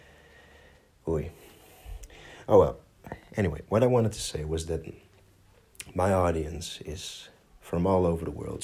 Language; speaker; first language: English; non-native, fluent; Dutch